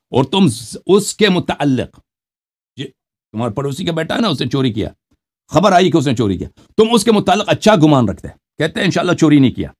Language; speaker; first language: Urdu; non-native, local second language; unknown